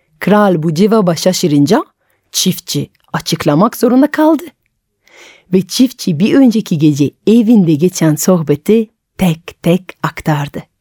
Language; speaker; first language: Turkish; non-native, fluent; French